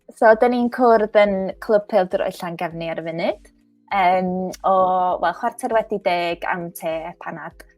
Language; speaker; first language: Welsh; non-native, local second language; English